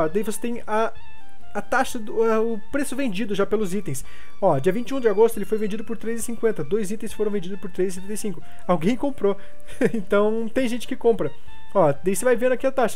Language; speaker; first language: Portuguese; native; Portuguese